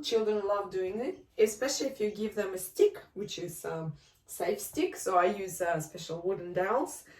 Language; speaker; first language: English; non-native, fluent; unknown